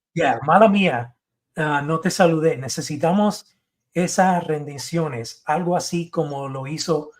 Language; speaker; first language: Spanish; early bilingual, heritage; Spanish